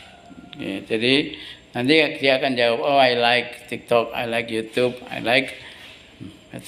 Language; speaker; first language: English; non-native, learner; Indonesian